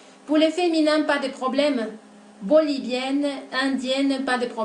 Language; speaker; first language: French; non-native, fluent; Spanish